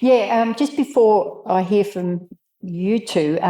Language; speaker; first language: English; native; English